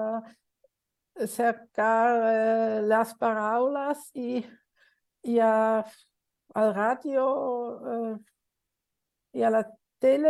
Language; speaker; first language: Catalan; non-native, learner; Swiss German